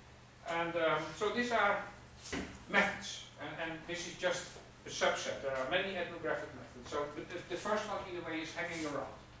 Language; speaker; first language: English; non-native, fluent; Dutch